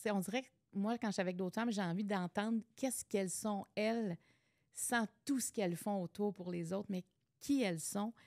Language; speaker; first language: French; native; French